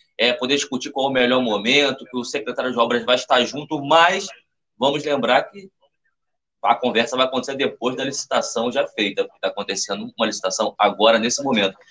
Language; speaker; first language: Portuguese; native; Portuguese